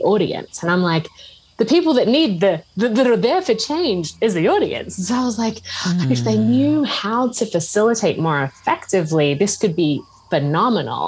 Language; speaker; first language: English; native; English